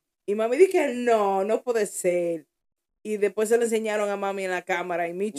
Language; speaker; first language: Spanish; early bilingual, heritage; Spanish